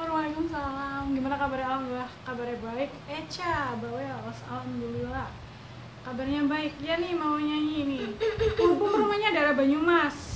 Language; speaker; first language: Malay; non-native, local second language; Javanese